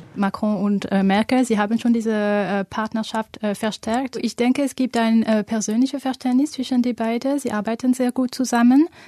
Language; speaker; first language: German; non-native, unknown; French